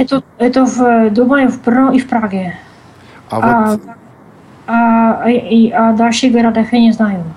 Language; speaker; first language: Russian; non-native, learner; Czech